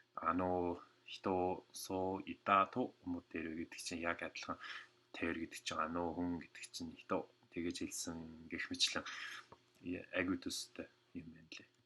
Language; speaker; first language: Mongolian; non-native, fluent; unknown